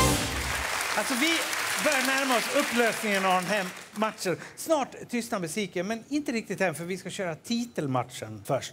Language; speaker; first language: Swedish; native; Swedish